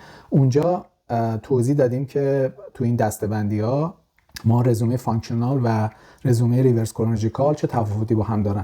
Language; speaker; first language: Persian; native; Persian